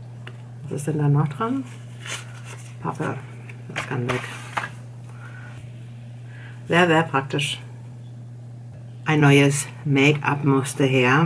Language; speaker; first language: German; native; German